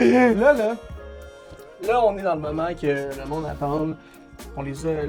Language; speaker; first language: French; native; French